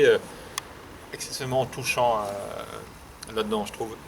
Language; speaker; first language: French; native; French